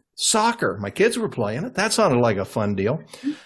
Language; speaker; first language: English; native; English